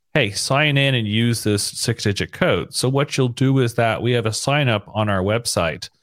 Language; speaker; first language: English; native; English